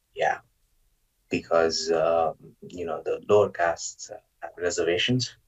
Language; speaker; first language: English; non-native, local second language; Marathi